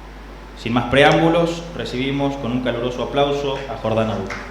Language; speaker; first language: Spanish; native; Spanish